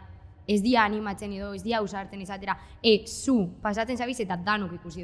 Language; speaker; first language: Basque; native; Basque